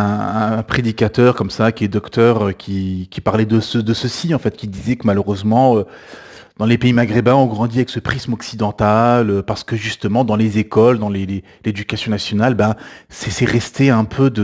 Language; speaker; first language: French; native; French